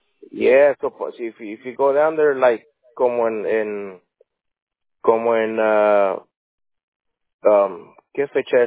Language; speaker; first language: Spanish; native; Spanish